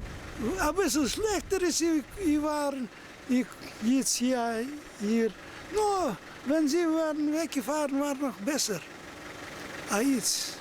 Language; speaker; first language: German; early bilingual, heritage; German